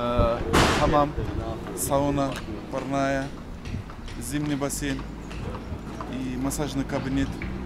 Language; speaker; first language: Russian; non-native, learner; Turkish